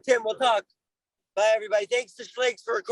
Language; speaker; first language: English; native; English